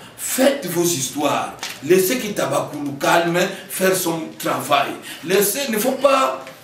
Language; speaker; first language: French; non-native, local second language; Kongo